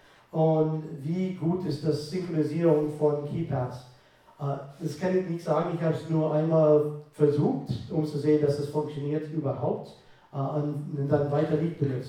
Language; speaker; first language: German; non-native, fluent; English